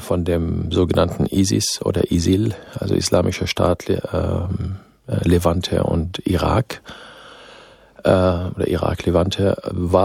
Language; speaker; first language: German; non-native, fluent; Arabic